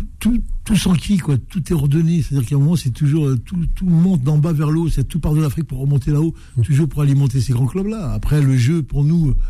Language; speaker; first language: French; native; French